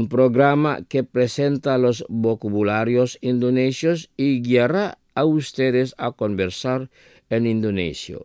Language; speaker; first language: Spanish; non-native, fluent; Indonesian